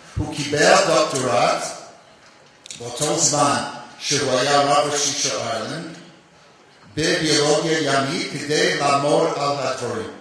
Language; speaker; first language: Hebrew; non-native, fluent; English